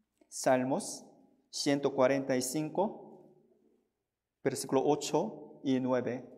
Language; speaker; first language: Spanish; non-native, fluent; Korean